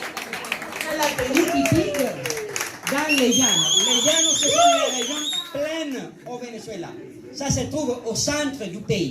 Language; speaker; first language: French; non-native, fluent; Spanish